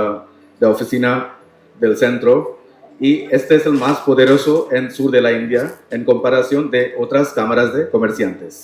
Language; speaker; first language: Spanish; non-native, learner; Tamil